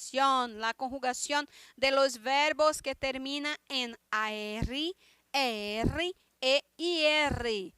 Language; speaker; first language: Spanish; non-native, fluent; Portuguese